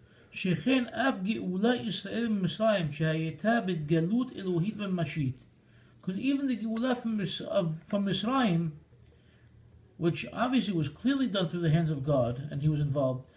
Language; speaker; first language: English; native; English